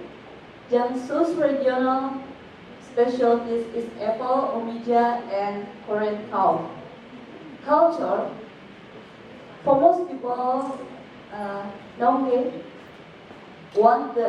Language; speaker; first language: English; non-native, learner; Indonesian